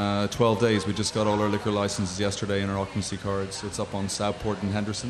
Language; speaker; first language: English; native; English